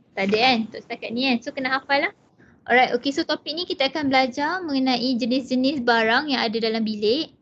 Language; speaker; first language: Malay; non-native, local second language; Chinese